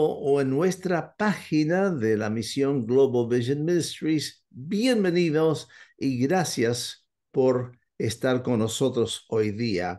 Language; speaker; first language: Spanish; non-native, fluent; English